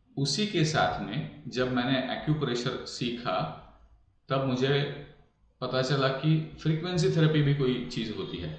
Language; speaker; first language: Hindi; non-native, local second language; Marathi